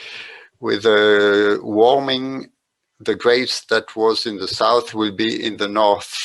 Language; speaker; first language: English; non-native, fluent; French